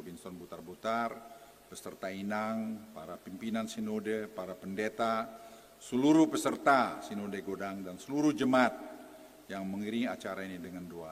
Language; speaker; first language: Indonesian; native; Indonesian